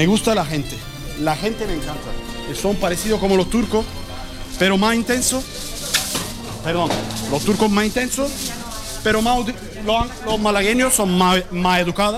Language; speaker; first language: Spanish; non-native, learner; Turkish